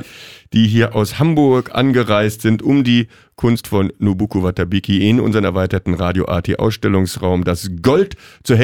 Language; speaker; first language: German; native; German